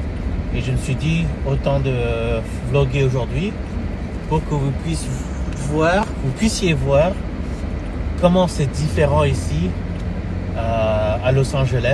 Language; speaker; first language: French; early bilingual, heritage; French